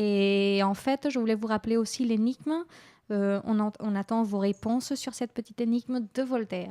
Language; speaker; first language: French; native; French